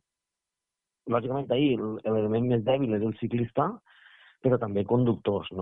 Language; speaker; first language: Catalan; native; Catalan